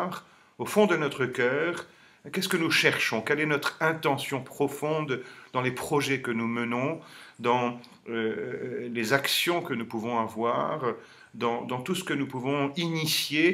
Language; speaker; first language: French; native; French